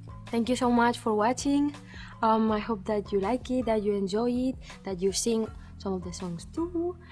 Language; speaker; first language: English; non-native, fluent; Catalan